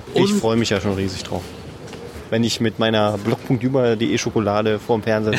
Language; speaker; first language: German; native; German